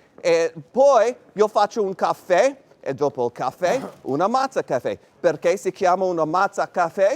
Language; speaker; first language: Italian; non-native, fluent; English